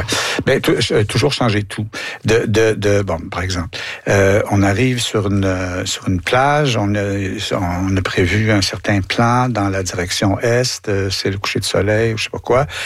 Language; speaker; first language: French; native; French